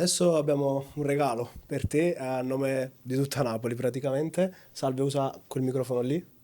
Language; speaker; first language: Italian; native; Italian